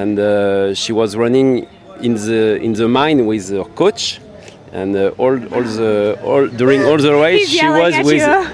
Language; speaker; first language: English; non-native, learner; French